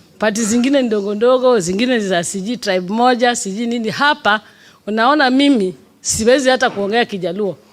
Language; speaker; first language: Swahili; non-native, local second language; Luo (Kenya and Tanzania)